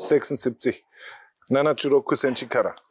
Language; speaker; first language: Japanese; non-native, learner; German